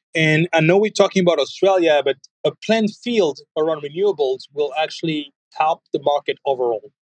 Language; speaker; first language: English; non-native, fluent; French